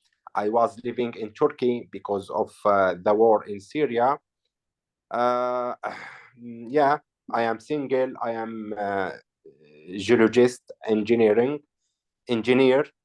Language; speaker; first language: English; non-native, learner; Arabic